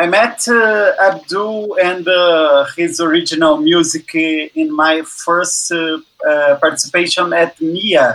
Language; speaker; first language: English; non-native, learner; Portuguese